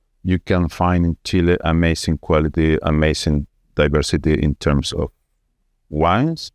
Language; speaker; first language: English; non-native, fluent; Spanish